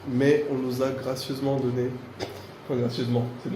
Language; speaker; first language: French; native; French